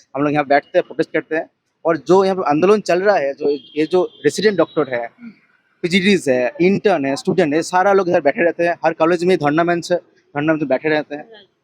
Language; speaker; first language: Hindi; non-native, local second language; Bangla